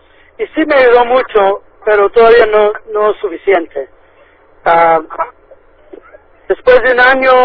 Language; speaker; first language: Spanish; early bilingual, heritage; Spanish